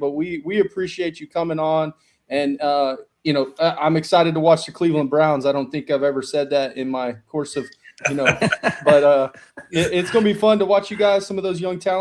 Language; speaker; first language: English; native; English